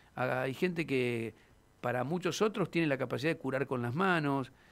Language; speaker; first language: Spanish; native; Spanish